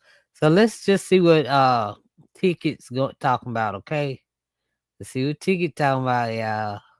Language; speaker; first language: English; native; English